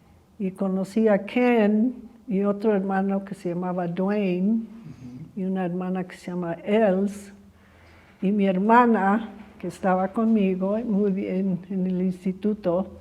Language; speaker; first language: Spanish; early bilingual, other home language; English